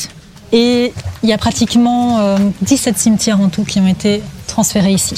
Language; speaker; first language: French; native; French